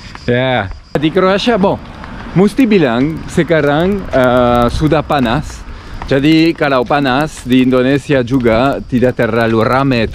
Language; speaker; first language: Indonesian; non-native, fluent; Croatian